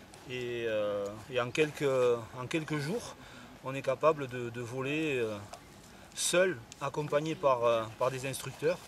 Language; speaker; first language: French; native; French